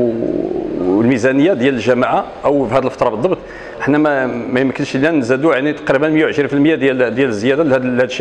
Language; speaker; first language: Arabic; native; Arabic